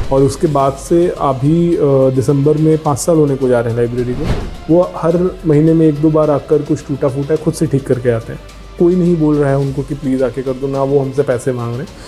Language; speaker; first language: Hindi; native; Hindi